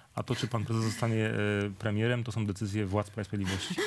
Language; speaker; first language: Polish; native; Polish